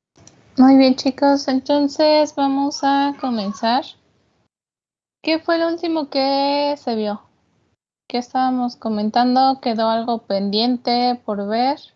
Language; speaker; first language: Spanish; native; Spanish